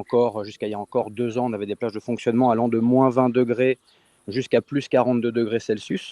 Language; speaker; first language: French; native; French